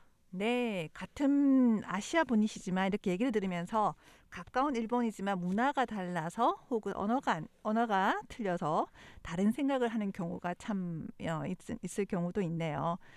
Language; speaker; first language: Korean; native; Korean